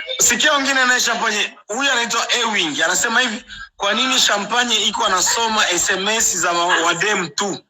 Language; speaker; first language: Swahili; non-native, local second language; Rundi